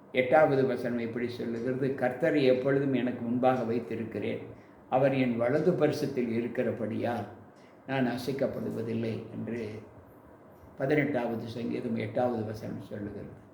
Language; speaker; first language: Tamil; native; Tamil